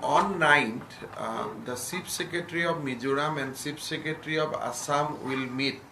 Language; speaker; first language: English; non-native, local second language; Assamese